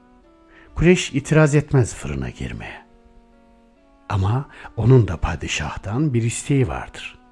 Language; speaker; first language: Turkish; native; Turkish